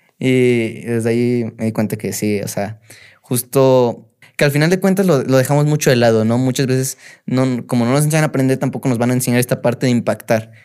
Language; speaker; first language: Spanish; native; Spanish